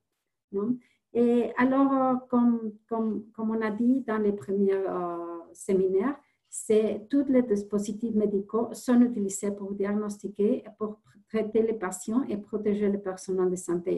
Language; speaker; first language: French; non-native, fluent; Spanish